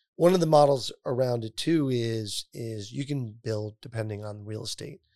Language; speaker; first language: English; native; English